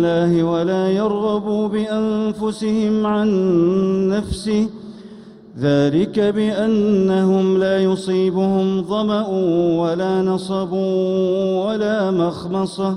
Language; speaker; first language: Arabic; native; Arabic